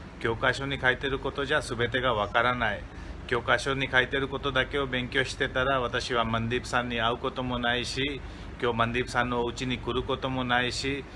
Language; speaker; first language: Japanese; non-native, fluent; Hindi